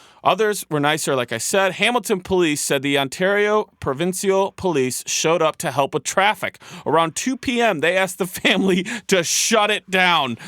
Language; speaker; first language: English; native; English